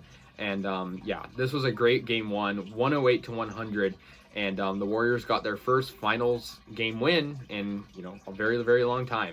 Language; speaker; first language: English; native; English